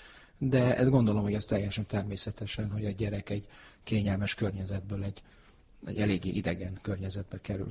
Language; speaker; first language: Hungarian; early bilingual, heritage; Hungarian